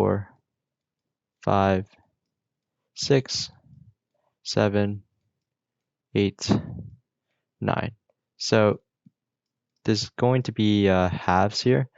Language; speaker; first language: English; native; English